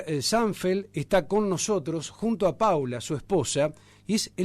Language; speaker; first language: Spanish; native; Spanish